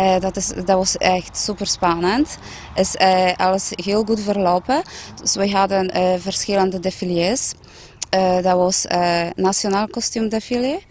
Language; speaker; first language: Dutch; non-native, fluent; Polish